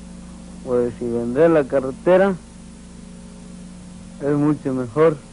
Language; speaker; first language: Spanish; non-native, local second language; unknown